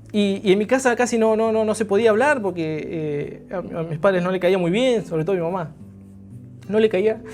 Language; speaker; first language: Spanish; native; Spanish